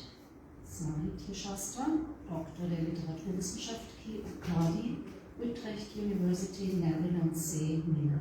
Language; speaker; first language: Hindi; non-native, fluent; German